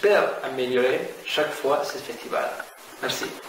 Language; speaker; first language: French; non-native, fluent; Spanish